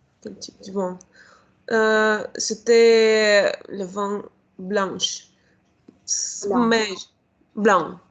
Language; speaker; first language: French; non-native, learner; Russian